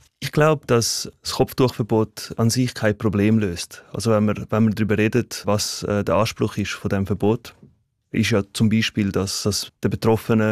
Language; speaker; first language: German; early bilingual, other home language; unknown